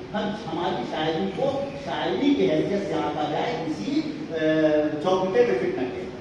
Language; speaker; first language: Urdu; native; Urdu